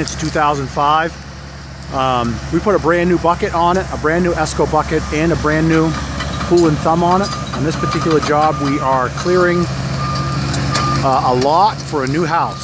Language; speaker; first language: English; native; English